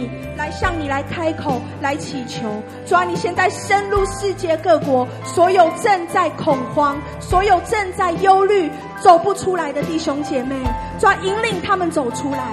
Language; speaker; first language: Chinese; native; Chinese